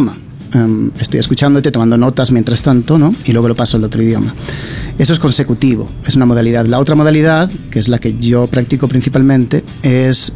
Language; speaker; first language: Spanish; early bilingual, other home language; English